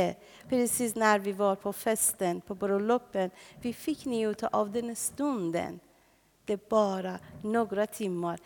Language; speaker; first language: Swedish; non-native, fluent; Persian